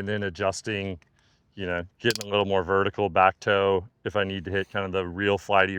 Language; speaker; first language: English; native; English